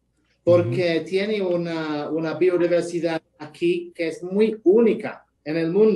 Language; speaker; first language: Spanish; non-native, fluent; English